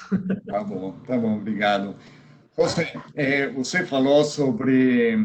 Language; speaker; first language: Portuguese; non-native, fluent; Spanish